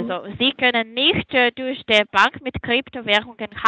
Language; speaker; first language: German; non-native, fluent; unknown